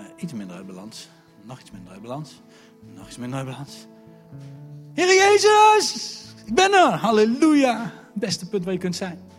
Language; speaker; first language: Dutch; native; Dutch